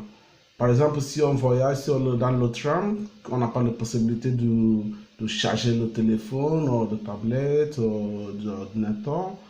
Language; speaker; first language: French; non-native, learner; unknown